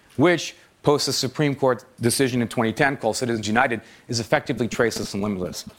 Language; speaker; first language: English; native; English